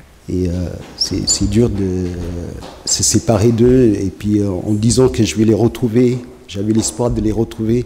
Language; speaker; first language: French; non-native, fluent; Tigrinya